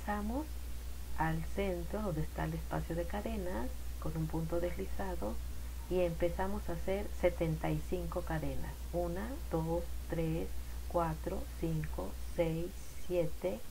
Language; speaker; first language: Spanish; native; Spanish